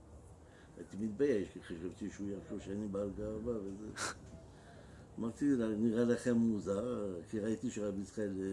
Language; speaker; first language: Hebrew; non-native, fluent; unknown